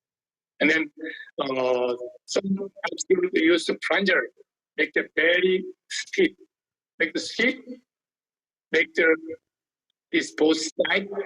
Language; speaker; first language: English; non-native, learner; Korean